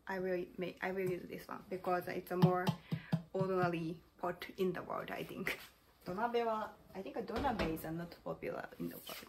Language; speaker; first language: English; non-native, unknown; Japanese